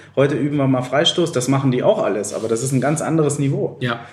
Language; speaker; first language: German; native; German